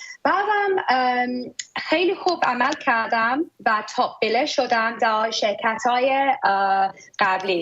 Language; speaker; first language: Persian; early bilingual, heritage; Persian